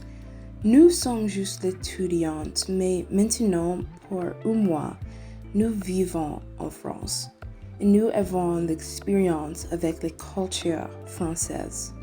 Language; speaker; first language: French; non-native, learner; English